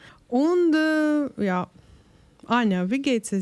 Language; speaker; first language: German; non-native, learner; Ukrainian